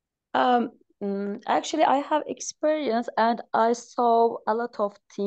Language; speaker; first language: English; non-native, learner; Turkish